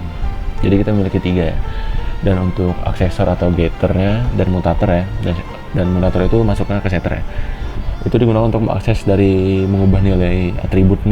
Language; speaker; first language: Indonesian; native; Indonesian